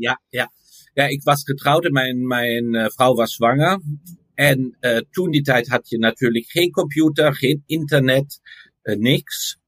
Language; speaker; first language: Dutch; non-native, fluent; German